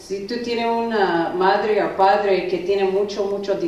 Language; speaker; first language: Spanish; non-native, learner; English